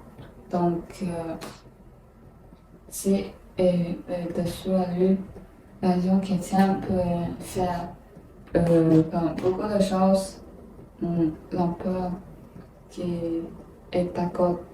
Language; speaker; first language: French; non-native, learner; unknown